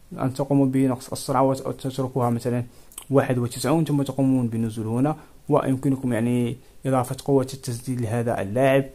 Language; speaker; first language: Arabic; native; Arabic